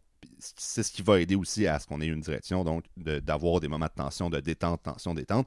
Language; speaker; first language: French; native; French